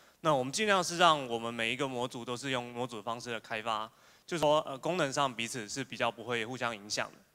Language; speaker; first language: Chinese; native; Chinese